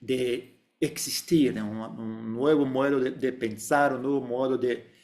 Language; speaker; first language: Spanish; non-native, fluent; Portuguese